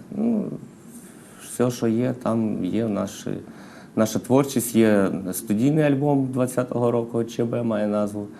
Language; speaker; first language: Ukrainian; non-native, local second language; Russian